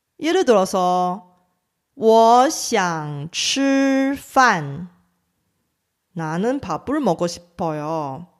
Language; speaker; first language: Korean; non-native, fluent; Chinese